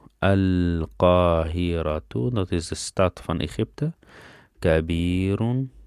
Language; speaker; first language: Dutch; early bilingual, other home language; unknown